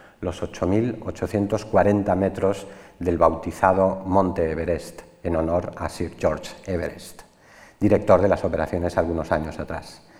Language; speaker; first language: Spanish; native; Spanish